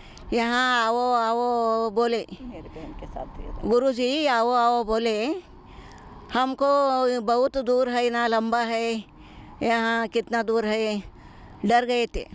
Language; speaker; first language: Hindi; non-native, local second language; Kannada